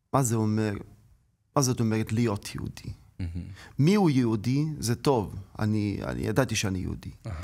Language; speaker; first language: Hebrew; non-native, fluent; Ukrainian